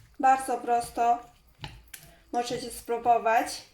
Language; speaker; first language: Polish; non-native, learner; Chinese